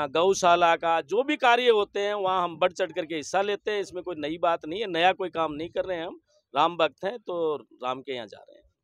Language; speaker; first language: Hindi; native; Hindi